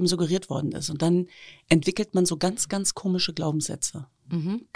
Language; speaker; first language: German; native; German